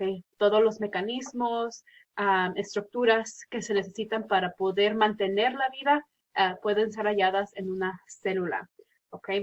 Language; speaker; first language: Spanish; early bilingual, heritage; Spanish